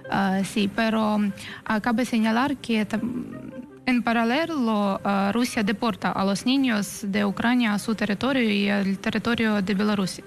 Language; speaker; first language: Spanish; non-native, fluent; Ukrainian